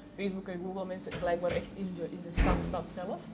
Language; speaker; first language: Dutch; native; Dutch